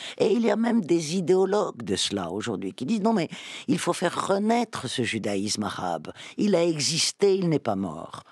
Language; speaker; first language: French; native; French